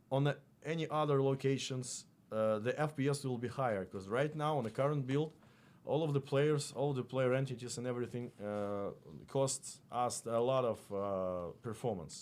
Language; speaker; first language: English; non-native, fluent; Russian